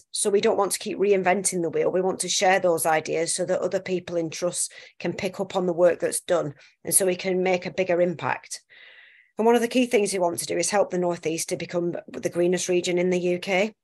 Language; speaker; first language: English; native; English